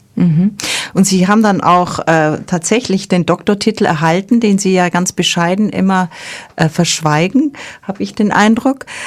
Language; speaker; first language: German; native; German